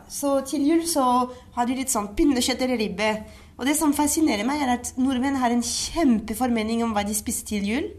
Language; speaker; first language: Norwegian; non-native, fluent; French